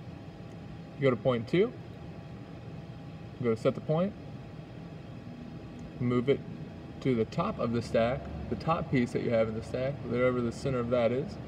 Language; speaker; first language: English; native; English